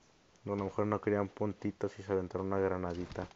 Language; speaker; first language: Spanish; native; Spanish